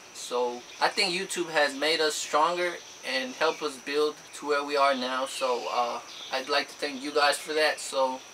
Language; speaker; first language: English; native; English